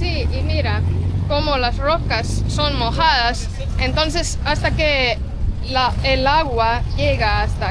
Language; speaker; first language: Spanish; non-native, fluent; Estonian